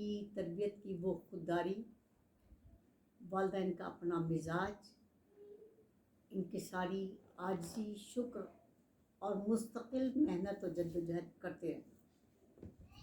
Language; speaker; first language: Urdu; native; Urdu